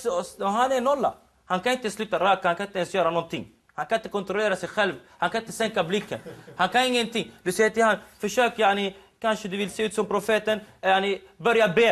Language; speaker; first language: Swedish; non-native, local second language; Arabic